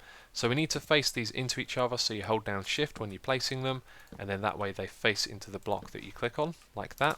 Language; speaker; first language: English; native; English